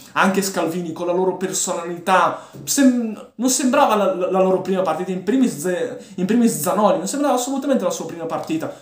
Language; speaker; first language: Italian; early bilingual, other home language; Arabic